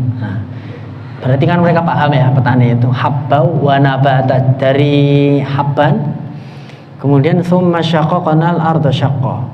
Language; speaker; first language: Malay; non-native, local second language; Javanese